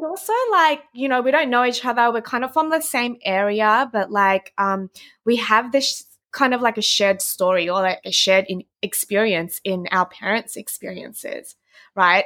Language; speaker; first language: English; non-native, local second language; Vietnamese